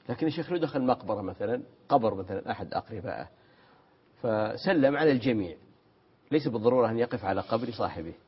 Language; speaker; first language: Arabic; native; Arabic